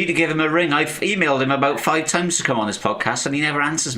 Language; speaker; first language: English; native; English